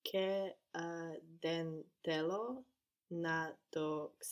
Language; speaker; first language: Greek; non-native, learner; English